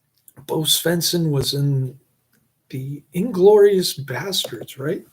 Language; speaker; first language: English; native; English